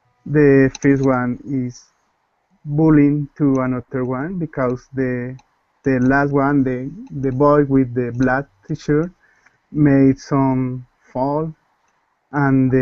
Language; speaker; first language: English; non-native, learner; Spanish